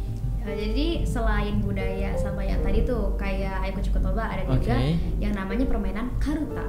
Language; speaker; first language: Indonesian; native; Indonesian